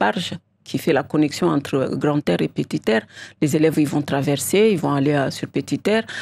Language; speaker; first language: French; non-native, local second language; Comorian